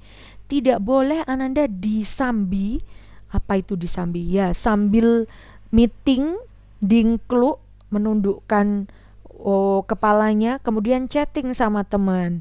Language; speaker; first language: Indonesian; native; Indonesian